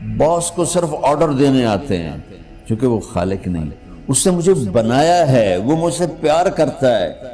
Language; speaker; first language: Urdu; non-native, local second language; Punjabi